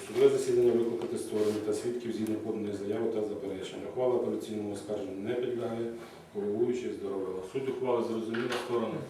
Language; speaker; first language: Ukrainian; native; Ukrainian